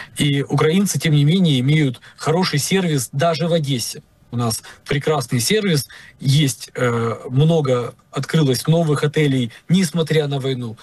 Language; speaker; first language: Russian; native; Russian